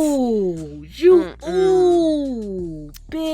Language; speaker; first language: English; native; English